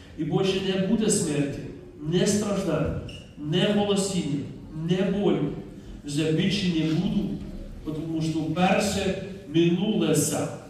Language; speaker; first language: Ukrainian; non-native, fluent; Dutch